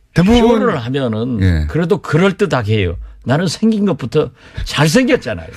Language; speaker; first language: Korean; native; Korean